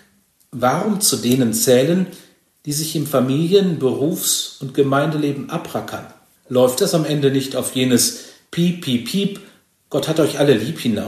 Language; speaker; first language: German; native; German